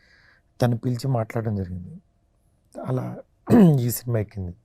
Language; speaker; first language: Telugu; native; Telugu